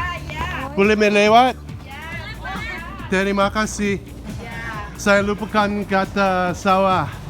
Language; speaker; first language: Indonesian; non-native, learner; English